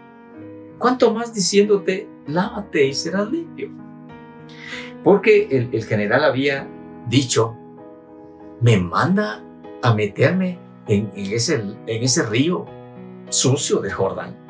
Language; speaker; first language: Spanish; native; Spanish